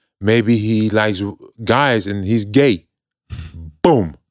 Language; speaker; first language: English; non-native, fluent; Dutch